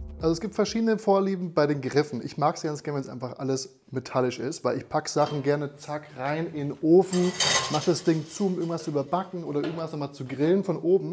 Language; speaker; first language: German; native; German